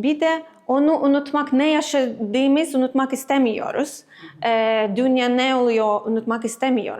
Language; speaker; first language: Turkish; non-native, learner; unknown